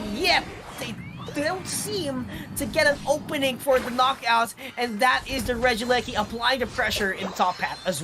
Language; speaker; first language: English; non-native, local second language; Filipino